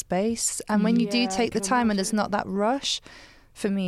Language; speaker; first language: English; native; English